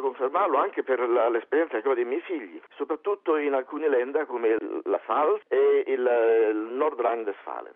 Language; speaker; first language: Italian; native; Italian